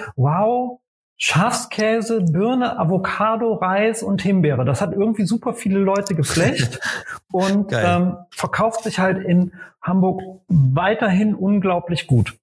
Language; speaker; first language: German; native; German